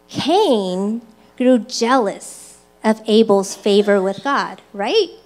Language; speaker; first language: English; early bilingual, other home language; Chinese